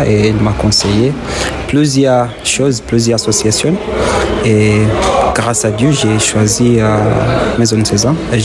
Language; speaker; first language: French; non-native, learner; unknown